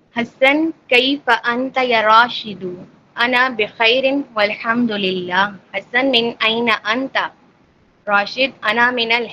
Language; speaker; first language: Arabic; non-native, learner; Urdu